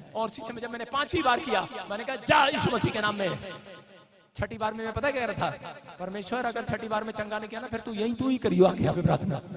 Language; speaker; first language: Hindi; non-native, local second language; Punjabi